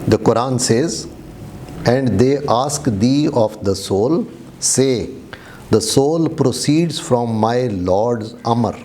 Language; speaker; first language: English; non-native, local second language; Urdu